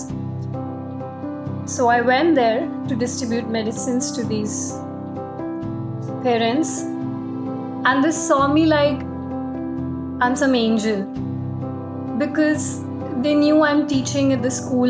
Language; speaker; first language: English; non-native, local second language; Hindi